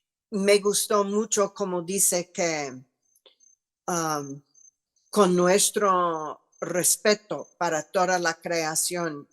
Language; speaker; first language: Spanish; non-native, fluent; English